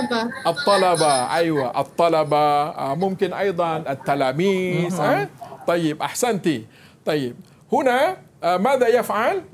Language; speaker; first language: Arabic; non-native, fluent; Malay